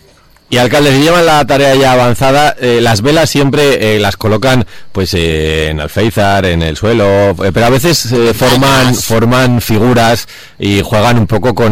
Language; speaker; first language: Spanish; native; Spanish